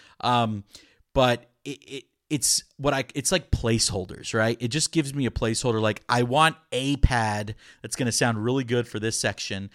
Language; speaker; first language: English; early bilingual, other home language; Spanish